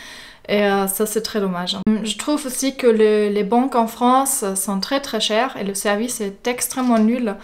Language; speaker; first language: French; non-native, fluent; German